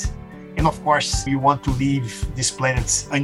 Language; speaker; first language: English; non-native, fluent; Portuguese